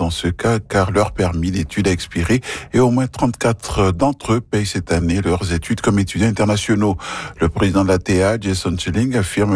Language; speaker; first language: French; non-native, local second language; Swahili